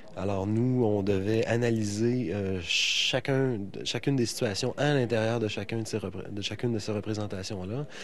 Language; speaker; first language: French; native; French